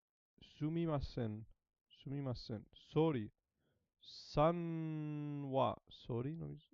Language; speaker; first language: Japanese; non-native, learner; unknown